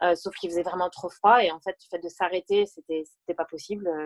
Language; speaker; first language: French; native; French